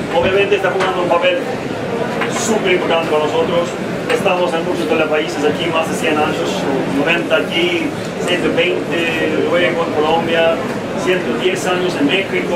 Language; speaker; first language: Spanish; non-native, fluent; Swedish